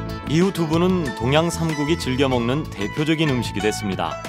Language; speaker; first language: Korean; native; Korean